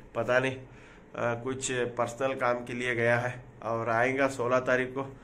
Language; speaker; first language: Hindi; non-native, local second language; Urdu